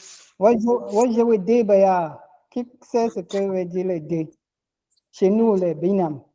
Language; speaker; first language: French; non-native, local second language; Ghomala